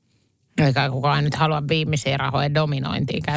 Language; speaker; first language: Finnish; native; Finnish